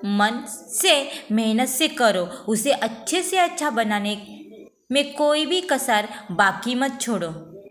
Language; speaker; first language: Hindi; non-native, local second language; Marathi